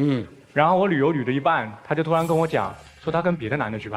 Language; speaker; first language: Chinese; native; Chinese